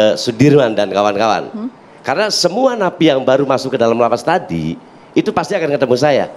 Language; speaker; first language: Indonesian; native; Indonesian